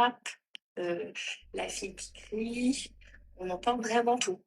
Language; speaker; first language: French; native; French